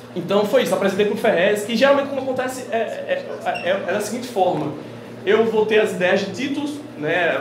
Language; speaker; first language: Portuguese; native; Portuguese